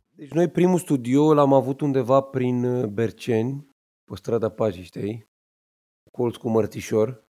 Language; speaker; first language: Romanian; native; Romanian